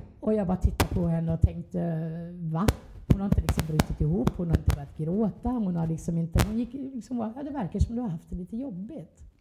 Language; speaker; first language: Swedish; native; Swedish